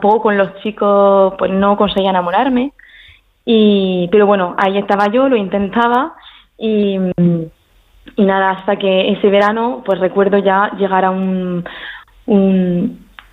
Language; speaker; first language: Spanish; early bilingual, heritage; Spanish